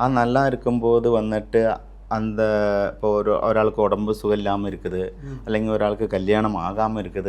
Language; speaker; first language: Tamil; non-native, local second language; Malayalam